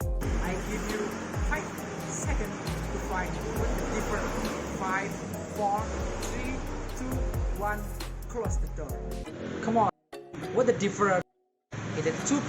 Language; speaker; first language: English; non-native, learner; Indonesian